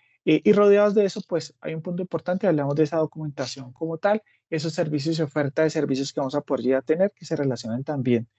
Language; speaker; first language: Spanish; native; Spanish